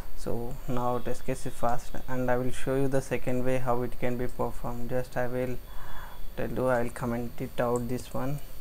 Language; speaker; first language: English; non-native, local second language; Telugu